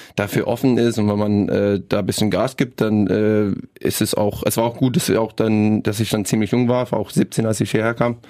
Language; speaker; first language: German; non-native, fluent; English